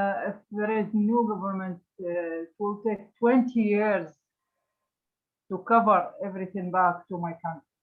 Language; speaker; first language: English; non-native, learner; Arabic